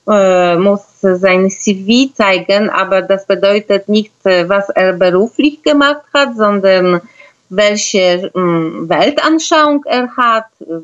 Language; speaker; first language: German; non-native, fluent; Polish